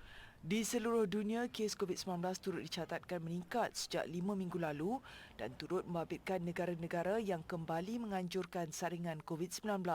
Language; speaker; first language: Malay; native; Malay